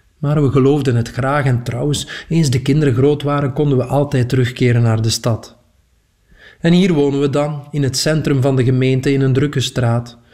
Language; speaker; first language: Dutch; native; Dutch